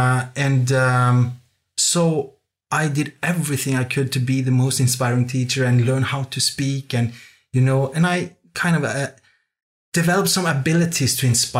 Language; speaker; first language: English; non-native, fluent; Norwegian